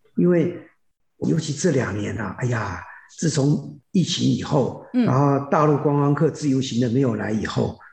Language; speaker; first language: Chinese; native; Chinese